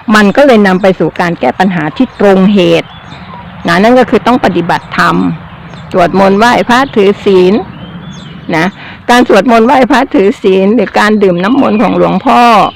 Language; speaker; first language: Thai; native; Thai